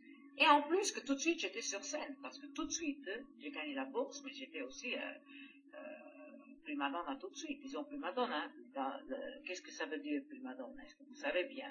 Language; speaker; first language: French; non-native, fluent; Greek